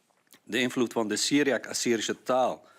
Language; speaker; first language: Dutch; non-native, fluent; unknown